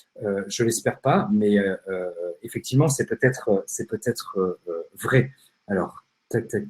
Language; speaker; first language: French; native; French